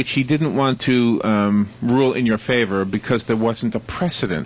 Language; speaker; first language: English; native; English